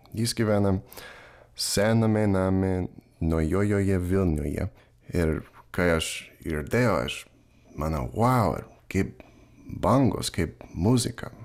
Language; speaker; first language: Lithuanian; non-native, learner; English